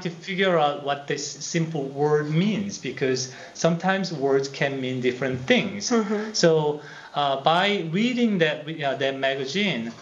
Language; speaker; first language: English; non-native, fluent; Korean